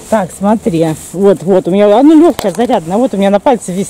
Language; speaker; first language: Russian; native; Russian